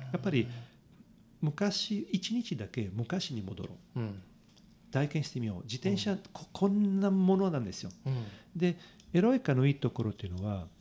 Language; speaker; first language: Japanese; non-native, fluent; Italian